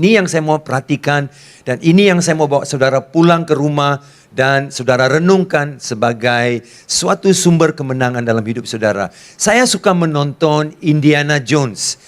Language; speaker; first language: Malay; non-native, local second language; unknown